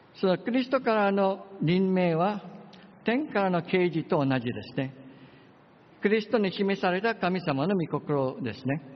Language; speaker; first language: Japanese; non-native, fluent; English